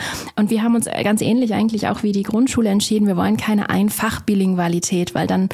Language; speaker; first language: German; native; German